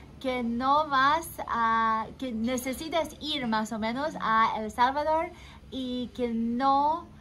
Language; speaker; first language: Spanish; non-native, learner; English